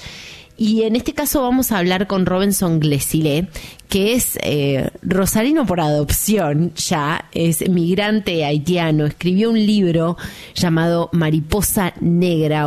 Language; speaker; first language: Spanish; native; Spanish